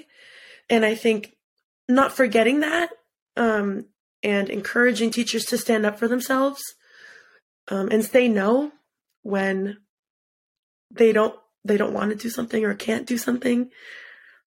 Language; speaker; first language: English; native; English